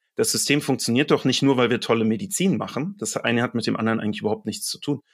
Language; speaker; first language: German; native; German